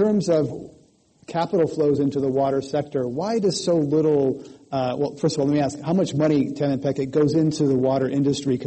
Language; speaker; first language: English; native; English